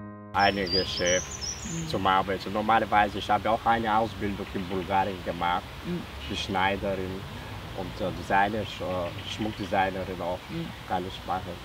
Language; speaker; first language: German; non-native, learner; Bulgarian